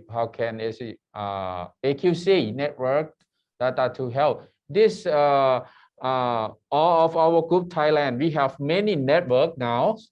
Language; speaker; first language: English; non-native, learner; Thai